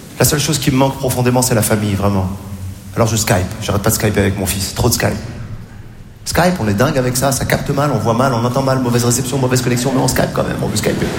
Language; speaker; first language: French; native; French